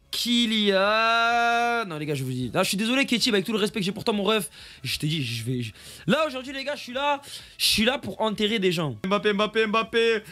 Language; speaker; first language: French; native; French